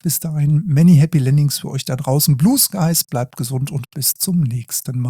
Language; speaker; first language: German; native; German